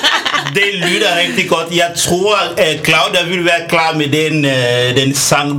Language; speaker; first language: Danish; non-native, fluent; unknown